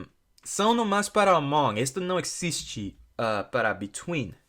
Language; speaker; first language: Portuguese; non-native, fluent; English